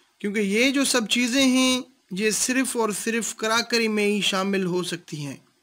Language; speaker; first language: Urdu; non-native, local second language; Sindhi